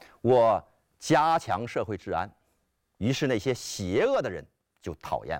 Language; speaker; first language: Chinese; native; Chinese